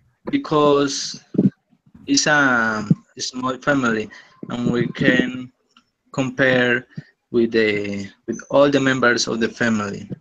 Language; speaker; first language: English; non-native, learner; Spanish